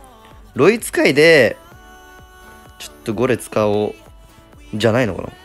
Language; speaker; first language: Japanese; native; Japanese